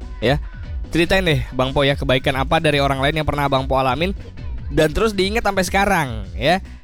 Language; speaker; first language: Indonesian; native; Indonesian